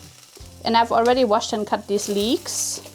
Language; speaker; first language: English; non-native, fluent; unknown